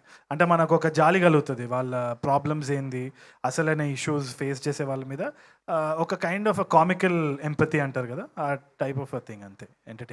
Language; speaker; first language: Telugu; native; Telugu